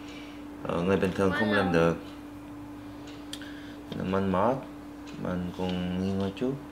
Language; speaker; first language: Vietnamese; non-native, learner; Korean